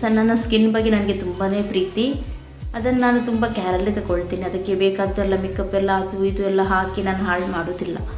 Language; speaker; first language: Kannada; non-native, local second language; Konkani